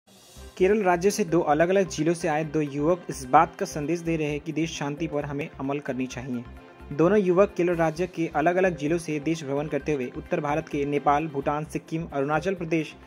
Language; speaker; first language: Hindi; native; Hindi